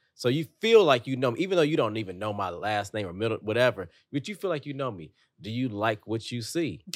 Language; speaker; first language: English; native; English